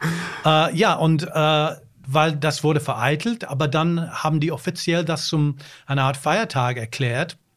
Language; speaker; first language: German; non-native, fluent; English